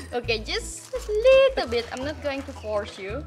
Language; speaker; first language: English; non-native, fluent; Indonesian